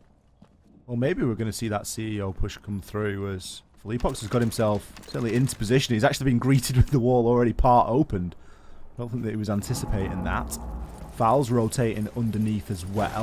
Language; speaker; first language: English; native; English